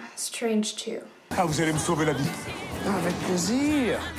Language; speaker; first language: English; non-native, fluent; French